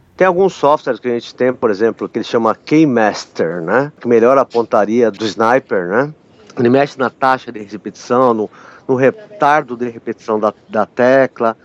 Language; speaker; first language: Portuguese; native; Portuguese